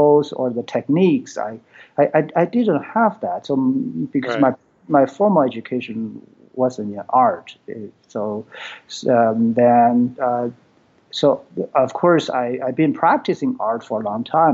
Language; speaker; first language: English; non-native, fluent; Chinese